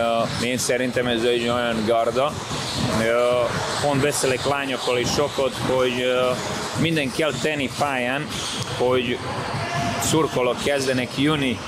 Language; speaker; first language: Hungarian; non-native, fluent; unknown